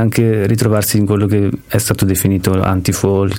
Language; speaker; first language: Italian; native; Italian